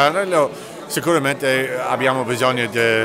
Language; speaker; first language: Italian; non-native, learner; English